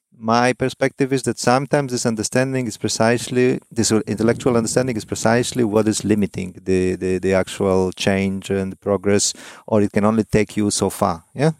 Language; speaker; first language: English; non-native, fluent; Polish